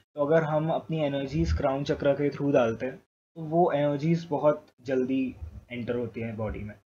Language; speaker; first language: Hindi; native; Hindi